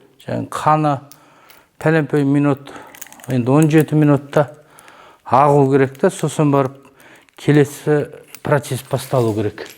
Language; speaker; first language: Kazakh; native; Kazakh